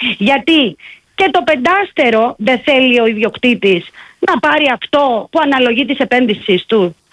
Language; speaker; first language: Greek; native; Greek